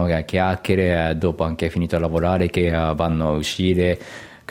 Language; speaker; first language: Italian; non-native, learner; Japanese